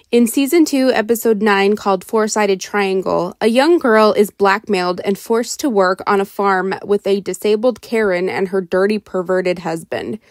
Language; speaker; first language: English; native; English